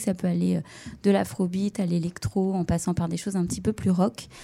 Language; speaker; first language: French; native; French